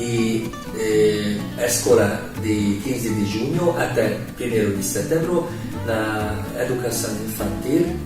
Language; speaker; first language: Portuguese; non-native, learner; Hungarian